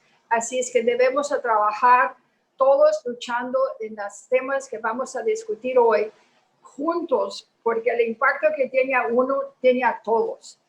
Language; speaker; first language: Spanish; early bilingual, heritage; Spanish